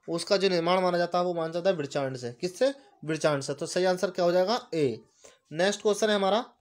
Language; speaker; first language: Hindi; native; Hindi